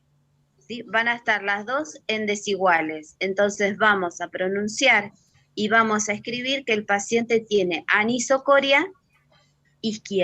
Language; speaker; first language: Spanish; native; Spanish